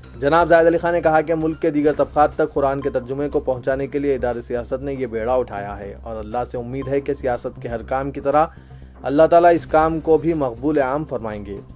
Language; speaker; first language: Urdu; native; Urdu